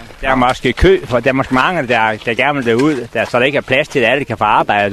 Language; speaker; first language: Danish; native; Danish